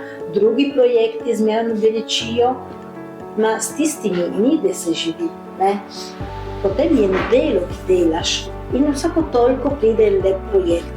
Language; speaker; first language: Slovenian; early bilingual, heritage; Slovenian